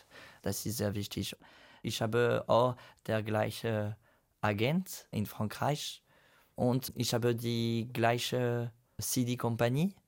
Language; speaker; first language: German; non-native, fluent; French